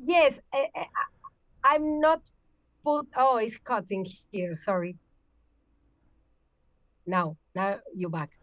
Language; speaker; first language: English; non-native, learner; Spanish